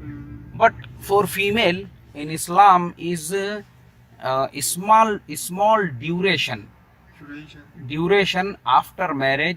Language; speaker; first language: English; non-native, local second language; Hindi